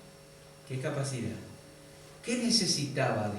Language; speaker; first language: Spanish; native; Spanish